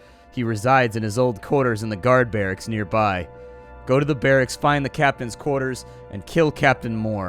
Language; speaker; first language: English; native; English